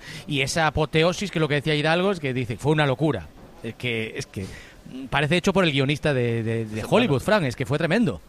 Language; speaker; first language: Spanish; native; Spanish